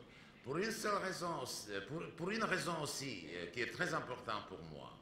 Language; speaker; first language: French; non-native, fluent; Czech